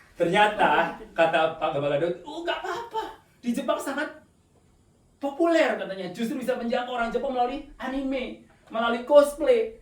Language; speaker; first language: Indonesian; native; Indonesian